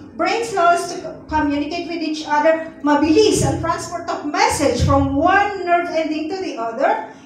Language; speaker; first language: English; non-native, local second language; Filipino